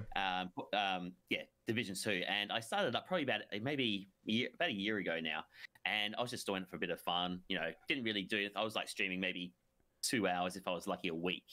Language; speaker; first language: English; native; English